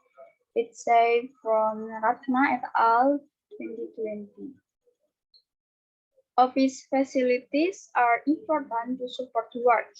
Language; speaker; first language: English; non-native, learner; Indonesian